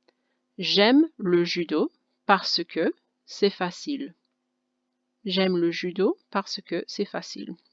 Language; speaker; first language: French; non-native, fluent; English